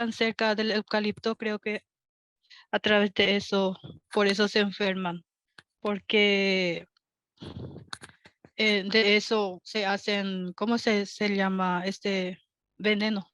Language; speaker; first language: Spanish; non-native, local second language; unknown